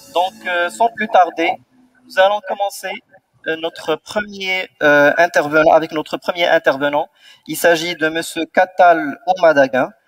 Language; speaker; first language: French; non-native, local second language; Arabic